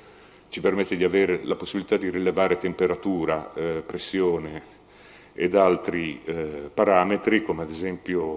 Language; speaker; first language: Italian; native; Italian